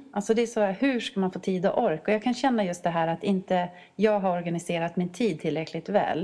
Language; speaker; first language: Swedish; native; Swedish